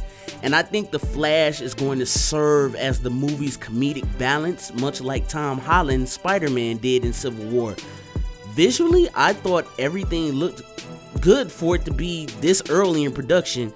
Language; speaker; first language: English; native; English